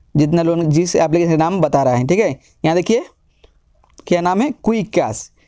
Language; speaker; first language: Hindi; non-native, local second language; Bangla